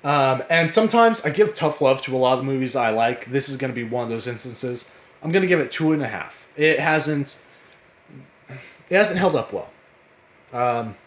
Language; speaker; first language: English; native; English